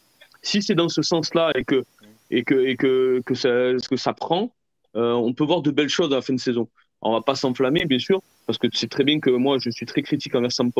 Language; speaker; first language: French; native; French